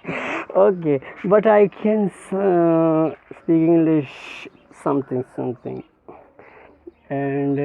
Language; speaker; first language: English; non-native, learner; Pashto